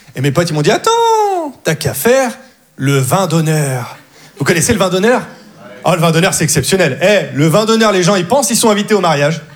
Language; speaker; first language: French; native; French